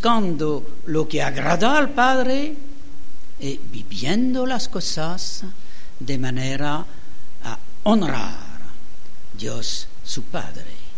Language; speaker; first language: Spanish; non-native, fluent; French